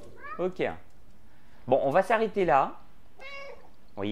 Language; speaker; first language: French; native; French